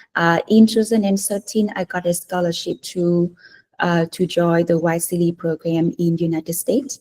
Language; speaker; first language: English; non-native, fluent; Vietnamese